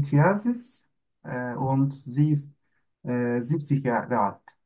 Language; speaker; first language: German; non-native, learner; Turkish